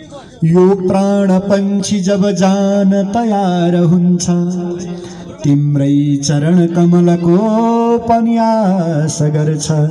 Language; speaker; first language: Nepali; native; Nepali